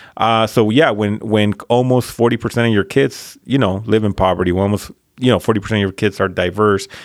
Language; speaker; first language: English; early bilingual, other home language; Spanish